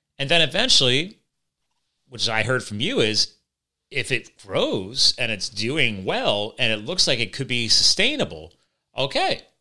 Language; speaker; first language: English; native; English